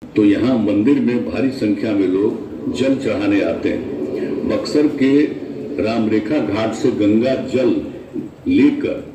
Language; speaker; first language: Hindi; native; Hindi